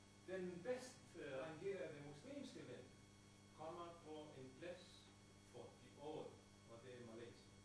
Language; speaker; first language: Danish; non-native, fluent; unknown